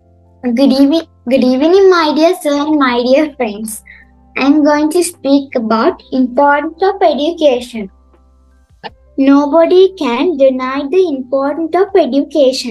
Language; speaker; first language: English; non-native, learner; Sinhala